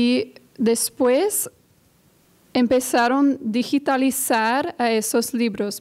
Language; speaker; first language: Spanish; non-native, fluent; English